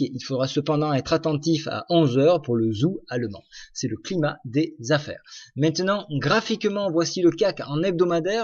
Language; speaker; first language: French; native; French